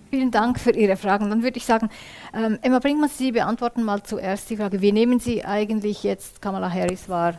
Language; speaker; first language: German; native; German